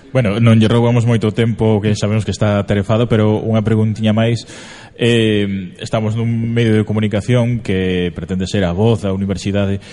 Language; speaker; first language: Galician; non-native, local second language; Spanish